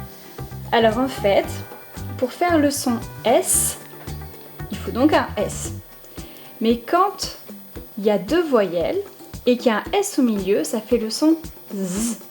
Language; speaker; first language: French; native; French